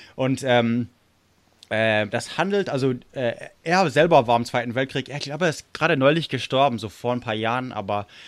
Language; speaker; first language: German; non-native, fluent; English